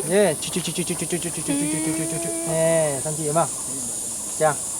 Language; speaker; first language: Chinese; native; Chinese